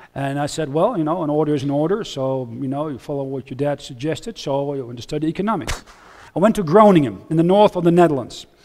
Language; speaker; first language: English; non-native, fluent; Dutch